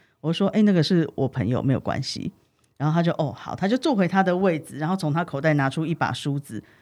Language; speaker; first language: Chinese; native; Chinese